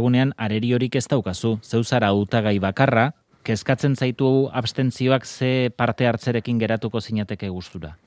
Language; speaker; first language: Basque; native; Basque